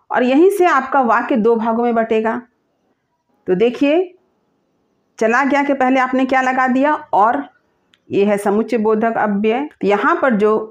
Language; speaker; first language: Hindi; native; Hindi